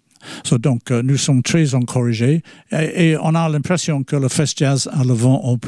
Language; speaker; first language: French; non-native, fluent; English